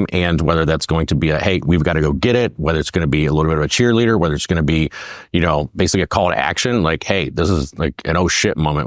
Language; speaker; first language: English; native; English